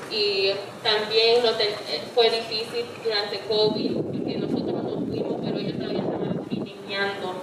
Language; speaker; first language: Spanish; early bilingual, heritage; English